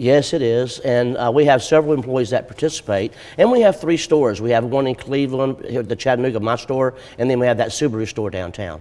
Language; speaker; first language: English; native; English